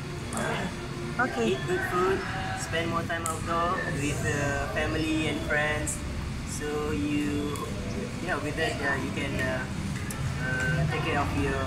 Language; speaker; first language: English; non-native, local second language; Malay